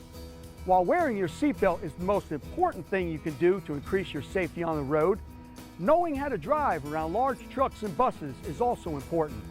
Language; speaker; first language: English; native; English